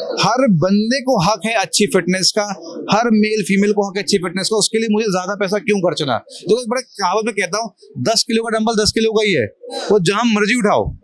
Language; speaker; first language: Hindi; native; Hindi